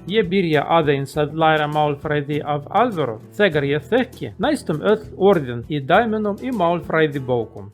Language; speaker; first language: Icelandic; non-native, learner; Russian